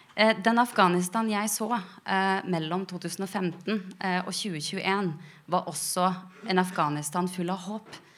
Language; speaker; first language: Norwegian; early bilingual, other home language; Persian